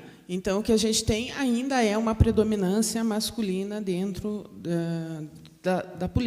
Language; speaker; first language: Portuguese; native; Portuguese